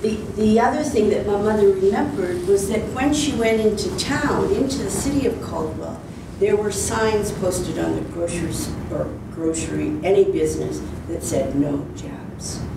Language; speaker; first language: English; native; English